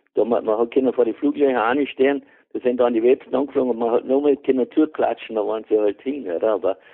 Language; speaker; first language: German; native; German